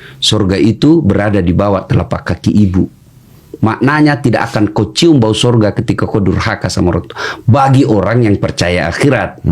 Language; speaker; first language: Indonesian; non-native, local second language; Buginese